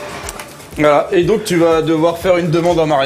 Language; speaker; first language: French; native; French